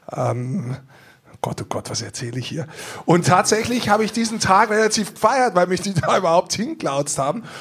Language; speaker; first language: German; native; German